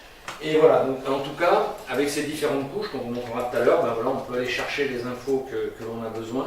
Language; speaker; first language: French; native; French